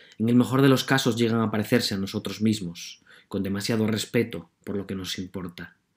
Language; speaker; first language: Spanish; native; Spanish